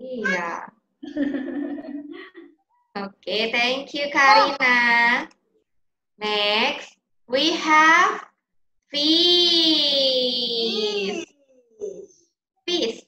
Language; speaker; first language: English; non-native, learner; Indonesian